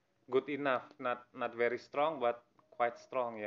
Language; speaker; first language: English; non-native, learner; Indonesian